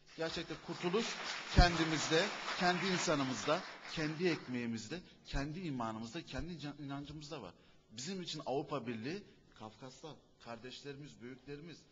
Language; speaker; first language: Turkish; native; Turkish